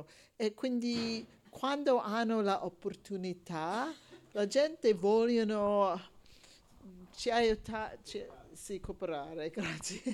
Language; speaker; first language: Italian; non-native, learner; English